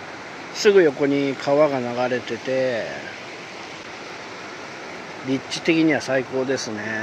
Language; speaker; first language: Japanese; native; Japanese